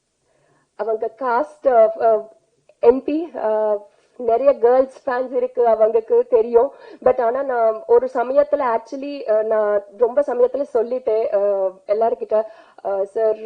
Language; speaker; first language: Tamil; non-native, learner; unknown